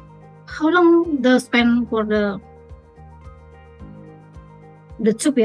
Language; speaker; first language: English; non-native, fluent; Indonesian